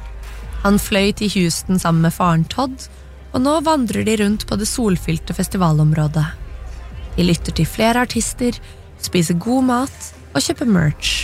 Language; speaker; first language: Norwegian; native; Norwegian